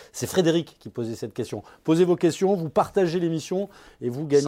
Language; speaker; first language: French; native; French